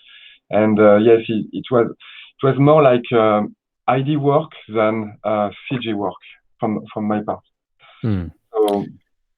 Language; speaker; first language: English; non-native, learner; French